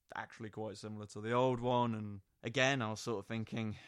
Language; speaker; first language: English; native; English